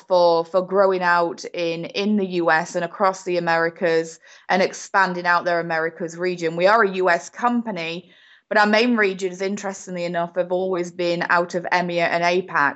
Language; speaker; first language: English; native; English